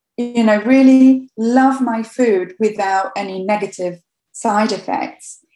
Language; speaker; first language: English; native; English